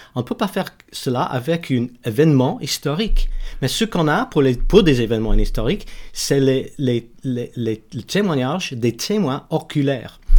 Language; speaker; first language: French; non-native, learner; English